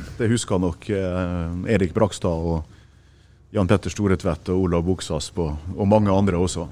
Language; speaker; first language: Norwegian; native; Norwegian